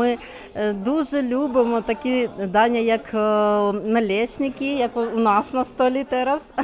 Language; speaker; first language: Polish; non-native, learner; Ukrainian